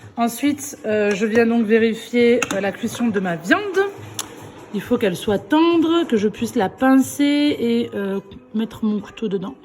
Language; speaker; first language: French; early bilingual, other home language; Arabic